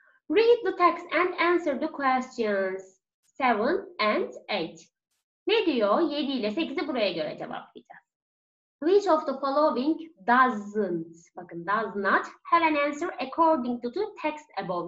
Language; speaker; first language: English; non-native, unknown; Turkish